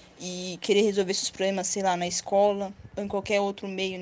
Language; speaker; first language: Portuguese; native; Portuguese